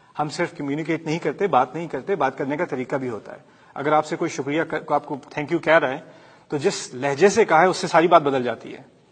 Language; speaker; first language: Urdu; early bilingual, heritage; Urdu